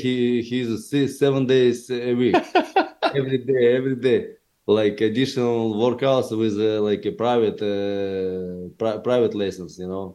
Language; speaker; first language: English; non-native, learner; Russian